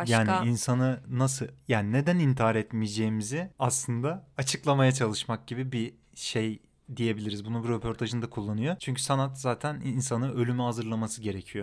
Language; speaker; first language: Turkish; native; Turkish